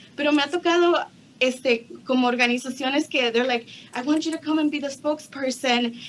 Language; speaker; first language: English; native; English